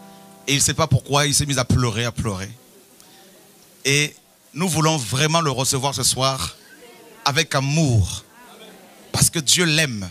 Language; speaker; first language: French; non-native, local second language; Lingala